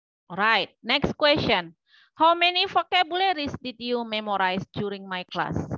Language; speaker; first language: English; non-native, fluent; Indonesian